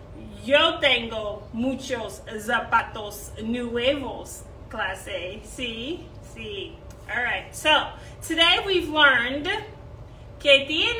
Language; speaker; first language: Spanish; non-native, fluent; English